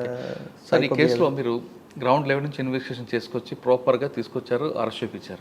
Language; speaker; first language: Telugu; native; Telugu